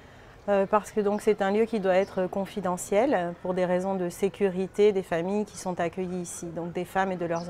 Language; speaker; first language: French; native; French